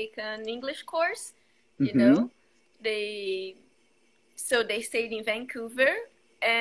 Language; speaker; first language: English; non-native, fluent; Portuguese